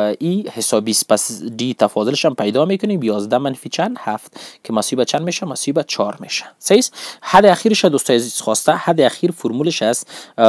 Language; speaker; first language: Persian; non-native, local second language; Pashto